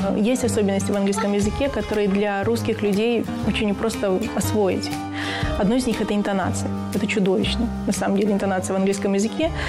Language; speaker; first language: Russian; native; Russian